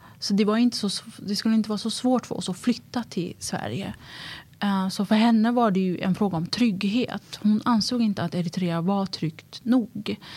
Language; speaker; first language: Swedish; early bilingual, other home language; Tigrinya